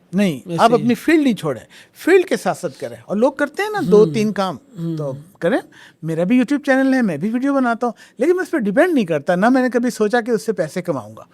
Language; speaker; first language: Urdu; native; Urdu